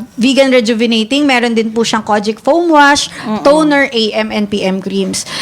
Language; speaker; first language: Filipino; native; Filipino